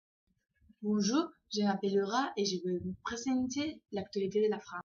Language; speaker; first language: French; non-native, learner; Spanish